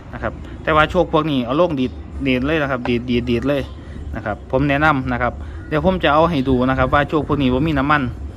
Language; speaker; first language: Thai; native; Thai